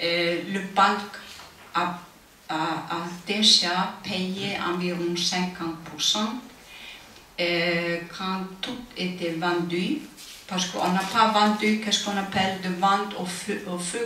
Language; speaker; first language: French; non-native, fluent; Icelandic